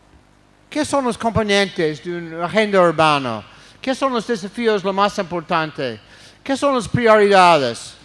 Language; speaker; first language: Spanish; non-native, fluent; English